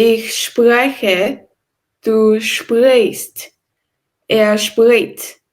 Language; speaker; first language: German; non-native, learner; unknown